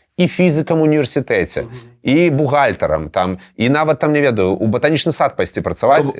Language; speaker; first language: Belarusian; non-native, local second language; Russian